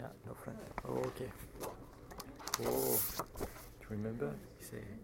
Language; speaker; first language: English; non-native, fluent; French